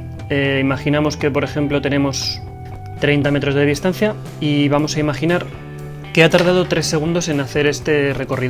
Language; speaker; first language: Spanish; native; Spanish